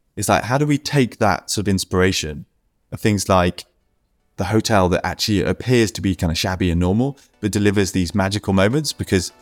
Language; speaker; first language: English; native; English